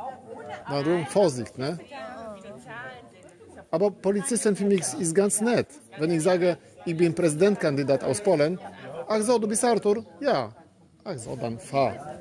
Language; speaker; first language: German; non-native, learner; Polish